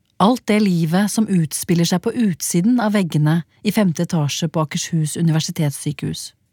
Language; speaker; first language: Norwegian; native; Norwegian